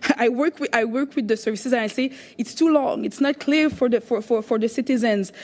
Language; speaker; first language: English; non-native, local second language; French